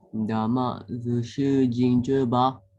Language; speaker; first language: Chinese; non-native, learner; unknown